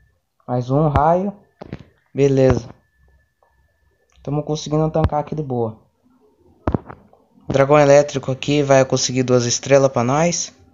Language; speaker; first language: Portuguese; native; Portuguese